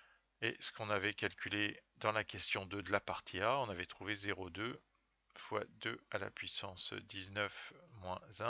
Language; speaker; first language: French; native; French